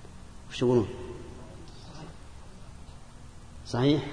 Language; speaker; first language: Arabic; native; Arabic